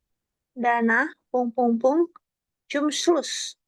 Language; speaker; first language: German; non-native, learner; Indonesian